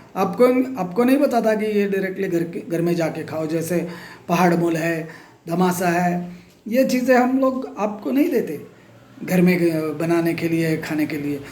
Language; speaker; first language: Hindi; non-native, local second language; Marathi